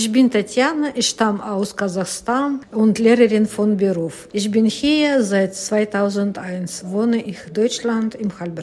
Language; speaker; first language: German; non-native, learner; Russian